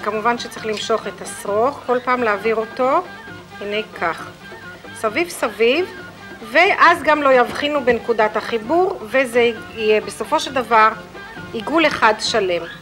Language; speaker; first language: Hebrew; native; Hebrew